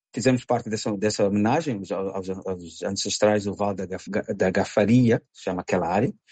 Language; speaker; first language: Portuguese; native; Portuguese